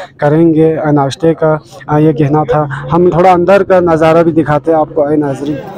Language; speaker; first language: Urdu; non-native, local second language; Balti